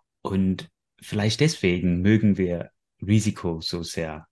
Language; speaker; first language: German; non-native, fluent; English